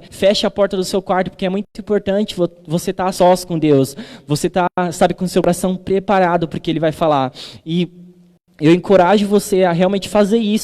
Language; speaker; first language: Portuguese; native; Portuguese